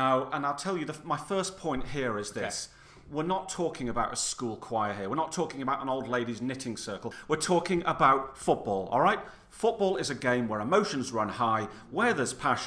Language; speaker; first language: English; native; English